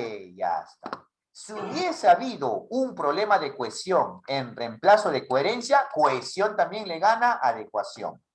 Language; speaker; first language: Spanish; native; Spanish